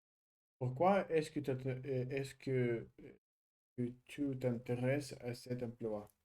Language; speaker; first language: French; non-native, learner; Russian